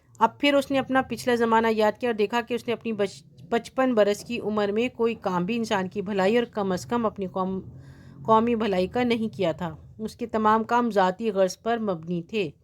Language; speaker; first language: Urdu; native; Urdu